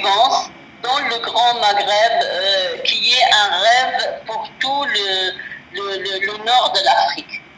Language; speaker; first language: French; non-native, local second language; Arabic